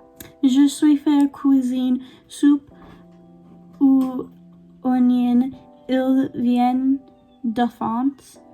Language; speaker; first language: French; non-native, learner; English